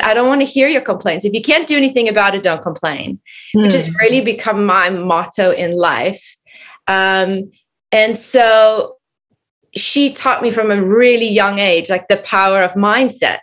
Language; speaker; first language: English; native; English